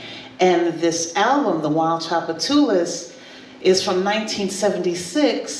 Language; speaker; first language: English; native; English